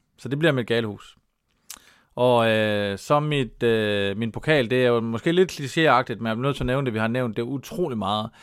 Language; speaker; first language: Danish; native; Danish